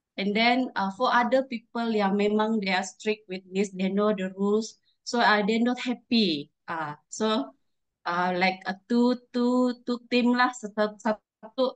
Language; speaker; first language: English; non-native, learner; Malay